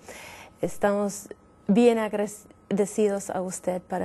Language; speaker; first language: Spanish; non-native, fluent; English